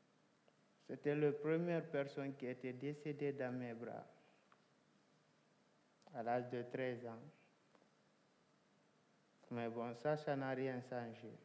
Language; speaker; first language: French; non-native, local second language; Fula